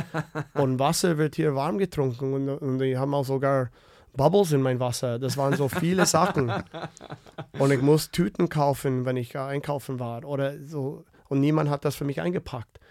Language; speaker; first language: German; non-native, fluent; English